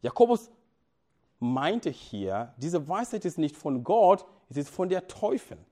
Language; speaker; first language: German; non-native, fluent; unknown